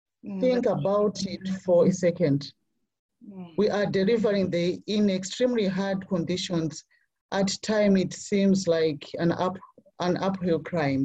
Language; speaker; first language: English; non-native, local second language; Nyanja